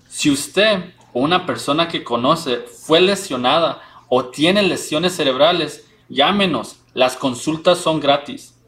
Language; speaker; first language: Spanish; early bilingual, heritage; Spanish